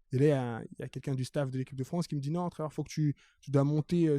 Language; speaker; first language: French; early bilingual, other home language; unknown